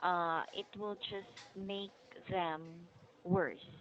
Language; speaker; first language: English; non-native, fluent; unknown